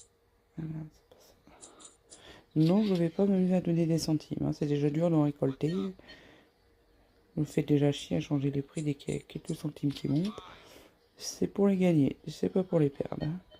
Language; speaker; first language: French; native; French